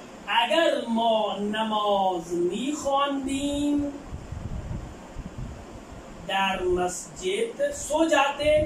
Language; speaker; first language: Persian; non-native, fluent; Urdu